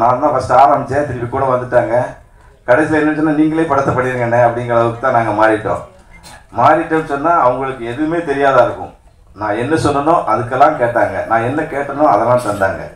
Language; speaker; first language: Tamil; native; Tamil